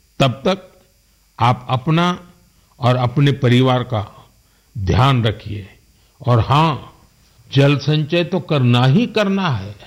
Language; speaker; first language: Hindi; non-native, local second language; Gujarati